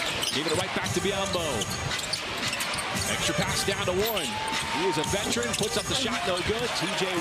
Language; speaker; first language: English; native; English